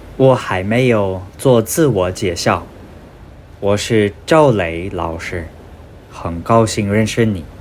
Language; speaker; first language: Chinese; non-native, fluent; English